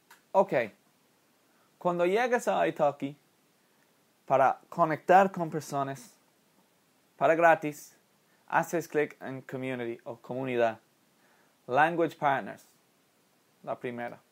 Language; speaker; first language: Spanish; non-native, fluent; English